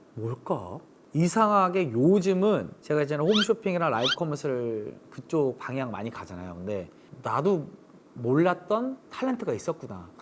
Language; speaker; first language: Korean; early bilingual, heritage; English